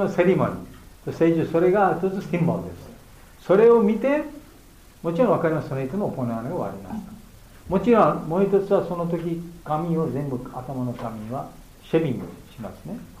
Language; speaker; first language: Japanese; non-native, learner; Bangla